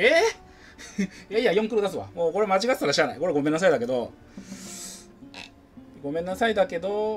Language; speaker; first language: Japanese; native; Japanese